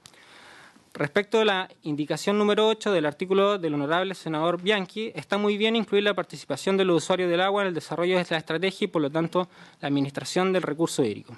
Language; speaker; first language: Spanish; native; Spanish